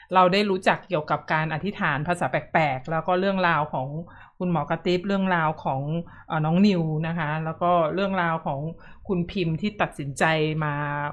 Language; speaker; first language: Thai; native; Thai